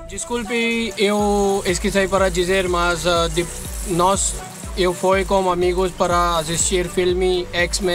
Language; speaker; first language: Portuguese; non-native, learner; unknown